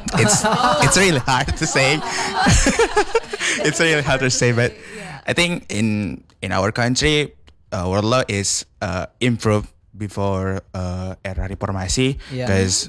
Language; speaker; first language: English; non-native, learner; Indonesian